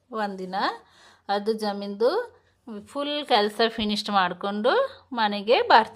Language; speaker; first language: Kannada; non-native, local second language; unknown